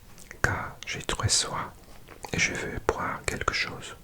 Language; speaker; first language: French; non-native, learner; English